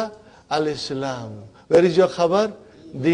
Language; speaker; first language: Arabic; non-native, fluent; Urdu